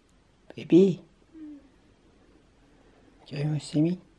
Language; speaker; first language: English; non-native, learner; Turkish